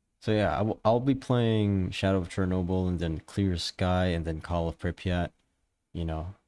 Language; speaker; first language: English; non-native, local second language; Filipino